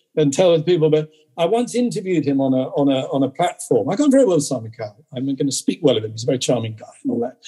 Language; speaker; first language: English; native; English